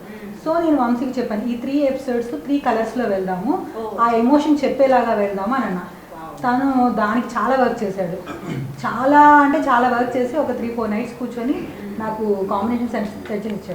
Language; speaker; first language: Telugu; native; Telugu